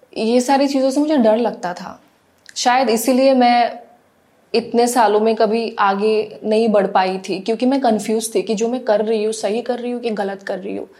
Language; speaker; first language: Hindi; non-native, local second language; Assamese